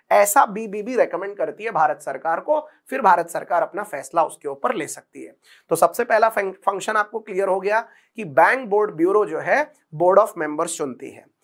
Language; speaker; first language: Hindi; non-native, local second language; Marathi